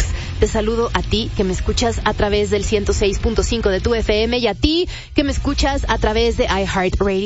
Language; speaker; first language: Spanish; native; Spanish